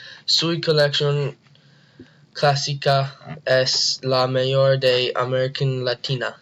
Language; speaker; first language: Spanish; non-native, learner; English